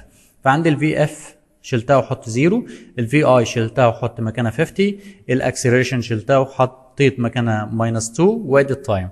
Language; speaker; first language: Arabic; native; Arabic